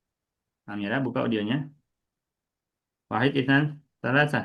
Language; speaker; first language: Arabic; non-native, fluent; Indonesian